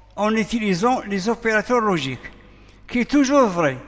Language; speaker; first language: French; non-native, local second language; Arabic